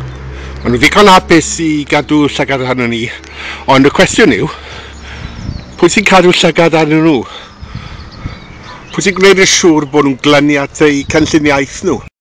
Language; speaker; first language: Welsh; non-native, local second language; English